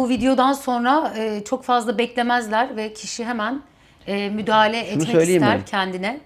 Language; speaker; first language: Turkish; native; Turkish